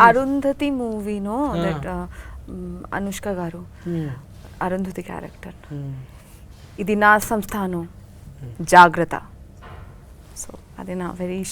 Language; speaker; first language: Telugu; non-native, learner; Bangla